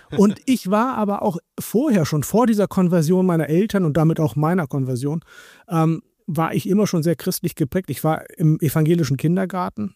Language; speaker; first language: German; native; German